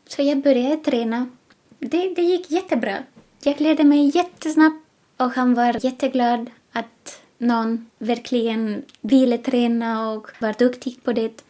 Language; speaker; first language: Swedish; non-native, fluent; Spanish